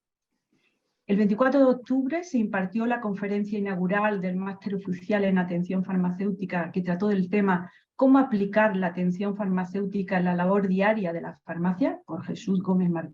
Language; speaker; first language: Spanish; native; Spanish